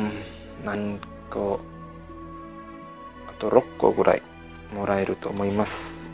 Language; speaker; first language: Japanese; non-native, learner; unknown